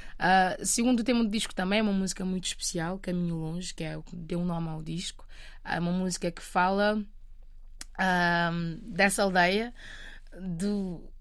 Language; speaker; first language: Portuguese; non-native, local second language; Kabuverdianu